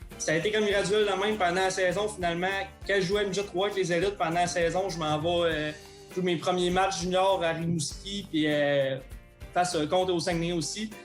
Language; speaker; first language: French; native; French